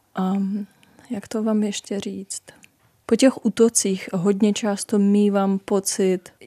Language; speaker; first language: Czech; non-native, fluent; Russian